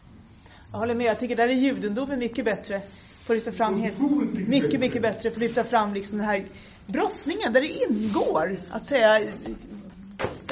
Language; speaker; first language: Swedish; native; Swedish